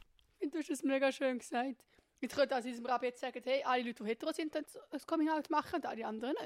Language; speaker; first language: German; native; German